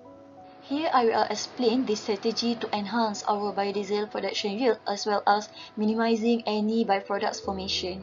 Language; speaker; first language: English; non-native, local second language; Malay